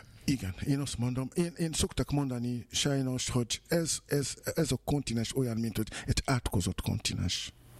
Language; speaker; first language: Hungarian; non-native, fluent; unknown